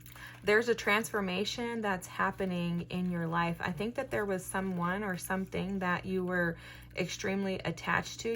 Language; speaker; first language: English; native; English